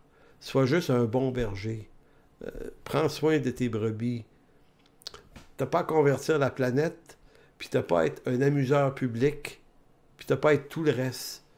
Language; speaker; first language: French; native; French